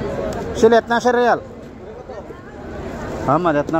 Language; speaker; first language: Arabic; non-native, learner; Bangla